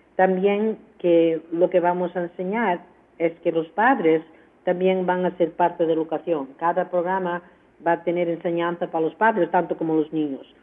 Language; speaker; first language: Spanish; early bilingual, heritage; Spanish